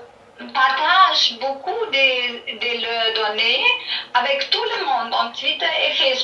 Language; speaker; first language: French; non-native, learner; German